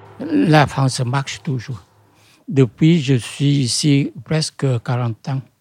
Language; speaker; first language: French; non-native, fluent; Vietnamese